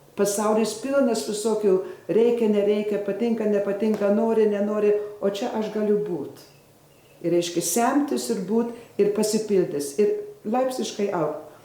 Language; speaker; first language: Lithuanian; early bilingual, heritage; Lithuanian